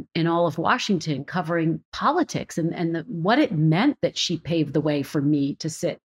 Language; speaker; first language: English; native; English